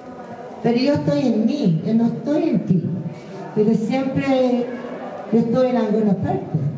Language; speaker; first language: Spanish; non-native, fluent; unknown